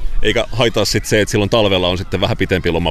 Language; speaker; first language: Finnish; native; Finnish